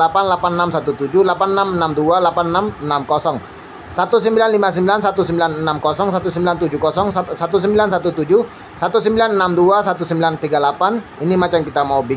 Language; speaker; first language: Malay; non-native, learner; Bangla